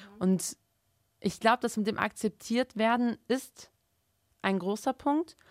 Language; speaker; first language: German; early bilingual, other home language; Turkish